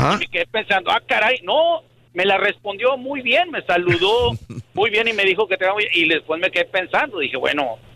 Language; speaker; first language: Spanish; native; Spanish